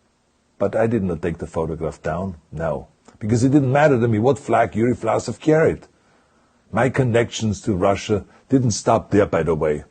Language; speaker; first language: English; non-native, fluent; German